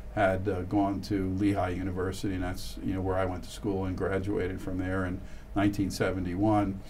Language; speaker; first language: English; native; English